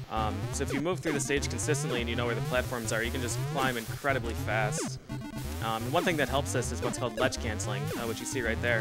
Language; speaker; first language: English; native; English